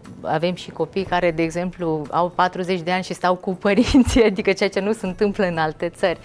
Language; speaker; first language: Romanian; non-native, fluent; Mongolian